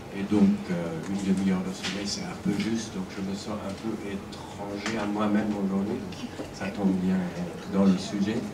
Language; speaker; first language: French; non-native, fluent; German